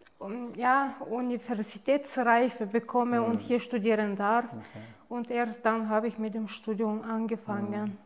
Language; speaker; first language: German; non-native, fluent; Bulgarian